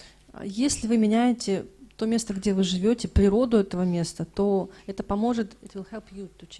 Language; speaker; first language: Russian; native; Russian